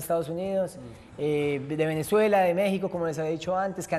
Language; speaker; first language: Spanish; native; Spanish